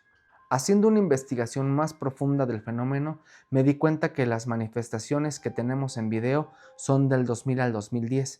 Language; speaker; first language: Spanish; native; Spanish